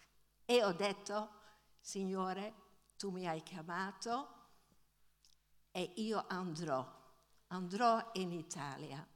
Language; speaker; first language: Italian; non-native, fluent; Dutch